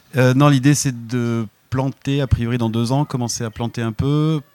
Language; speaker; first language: French; native; French